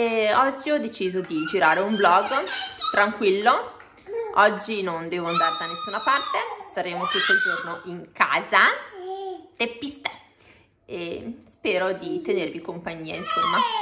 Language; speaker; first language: Italian; native; Italian